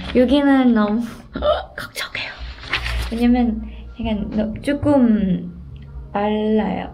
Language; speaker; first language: Korean; non-native, learner; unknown